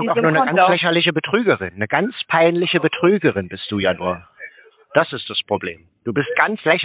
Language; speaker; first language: German; native; German